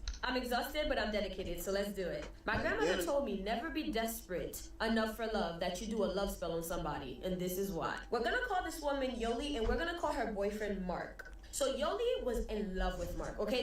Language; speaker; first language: English; early bilingual, other home language; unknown